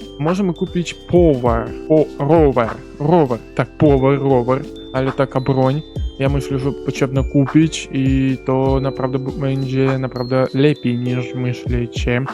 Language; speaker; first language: Polish; non-native, learner; Ukrainian